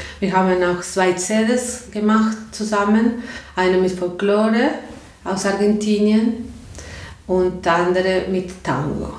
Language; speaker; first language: German; non-native, learner; Spanish